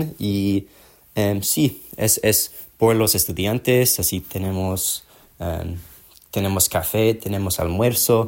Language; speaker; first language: Spanish; non-native, learner; English